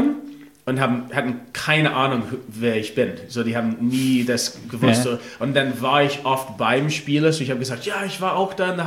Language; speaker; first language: German; non-native, fluent; English